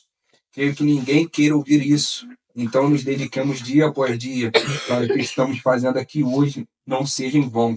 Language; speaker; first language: Portuguese; native; Portuguese